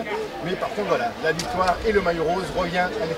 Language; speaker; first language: French; native; French